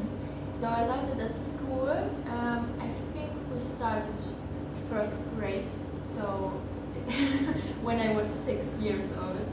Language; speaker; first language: English; non-native, fluent; German